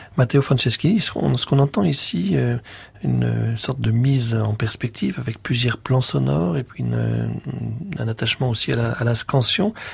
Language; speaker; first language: French; native; French